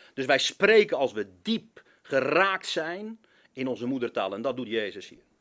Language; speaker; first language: Dutch; native; Dutch